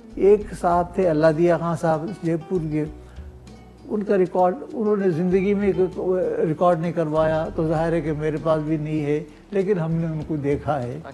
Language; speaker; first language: Urdu; native; Urdu